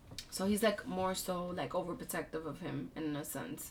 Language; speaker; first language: English; early bilingual, other home language; Spanish